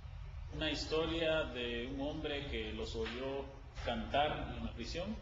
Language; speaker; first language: Spanish; non-native, fluent; English